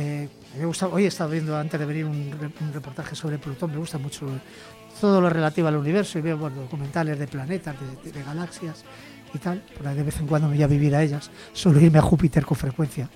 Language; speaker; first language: Spanish; native; Spanish